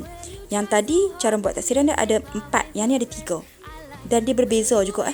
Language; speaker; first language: Malay; native; Malay